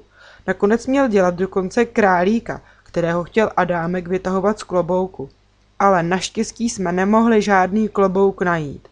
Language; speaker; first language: Czech; native; Czech